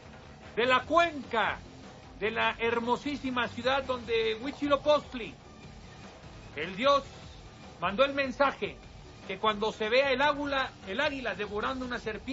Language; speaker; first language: Spanish; native; Spanish